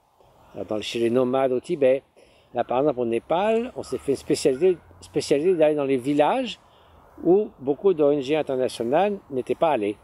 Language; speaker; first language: French; native; French